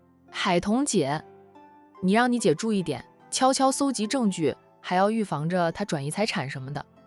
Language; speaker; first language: Chinese; native; Chinese